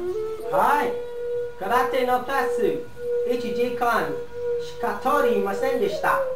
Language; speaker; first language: Japanese; non-native, learner; English